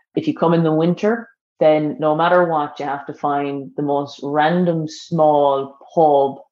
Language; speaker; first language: English; native; English